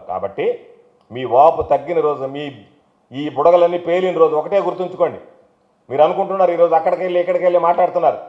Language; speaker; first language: Telugu; native; Telugu